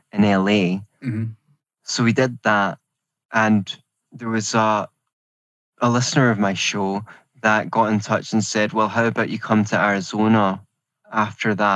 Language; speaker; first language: English; native; English